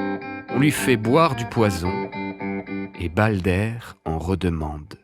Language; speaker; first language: French; native; French